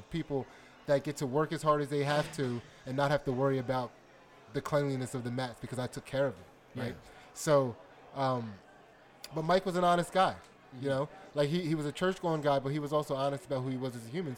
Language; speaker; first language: English; native; English